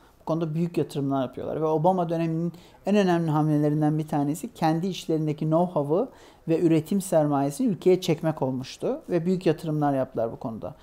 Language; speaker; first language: Turkish; native; Turkish